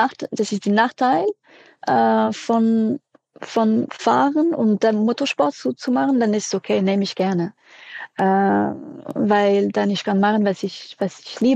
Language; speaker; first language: German; non-native, fluent; French